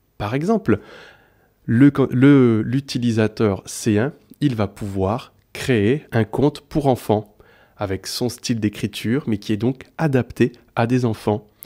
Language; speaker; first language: French; native; French